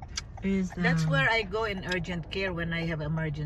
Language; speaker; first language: English; non-native, fluent; Filipino